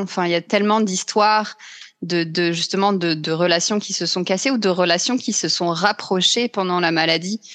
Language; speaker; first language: French; native; French